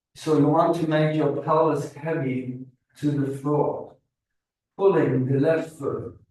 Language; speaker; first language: English; non-native, fluent; German